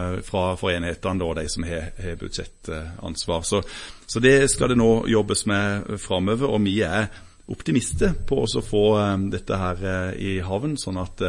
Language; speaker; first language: Norwegian; native; Norwegian